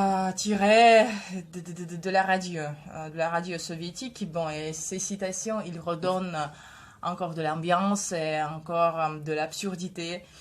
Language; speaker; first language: French; non-native, fluent; Russian